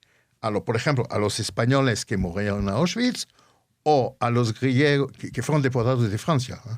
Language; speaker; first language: Spanish; early bilingual, heritage; Ladino